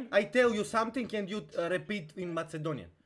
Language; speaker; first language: English; non-native, learner; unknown